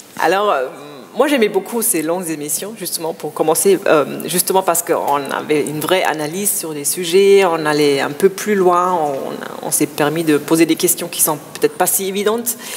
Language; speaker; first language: French; non-native, fluent; German